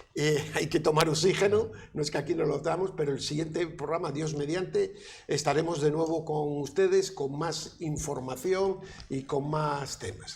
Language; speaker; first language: Spanish; native; Spanish